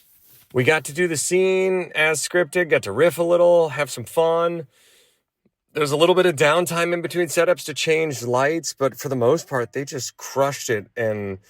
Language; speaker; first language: English; native; English